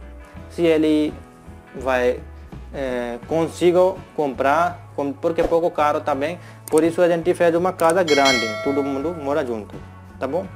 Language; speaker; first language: Portuguese; non-native, learner; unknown